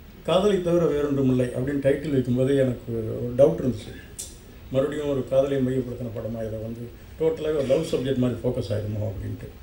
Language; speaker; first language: Tamil; native; Tamil